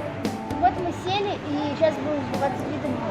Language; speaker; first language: Russian; native; Russian